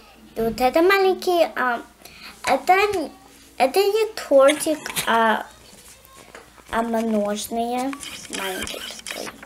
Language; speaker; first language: Russian; early bilingual, heritage; Russian